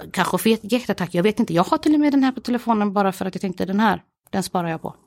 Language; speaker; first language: Swedish; native; Swedish